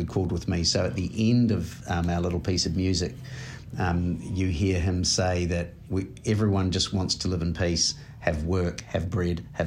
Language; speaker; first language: English; native; English